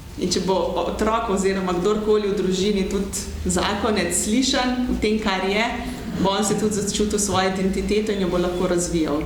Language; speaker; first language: Slovenian; native; Slovenian